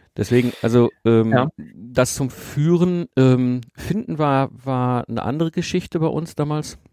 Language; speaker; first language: German; native; German